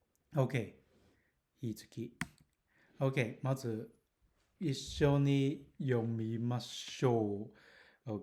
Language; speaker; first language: Japanese; non-native, learner; Cantonese